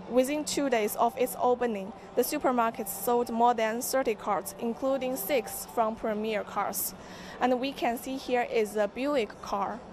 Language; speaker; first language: English; non-native, fluent; Chinese